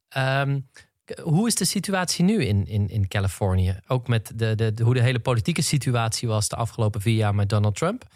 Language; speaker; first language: Dutch; native; Dutch